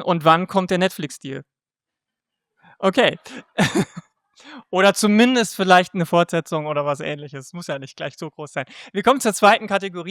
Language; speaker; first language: German; native; German